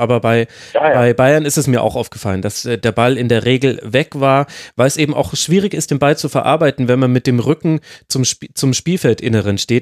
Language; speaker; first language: German; native; German